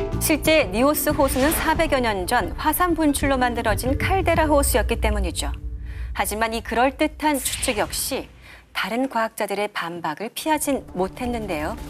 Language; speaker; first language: Korean; native; Korean